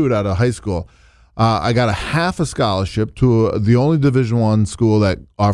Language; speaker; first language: English; native; English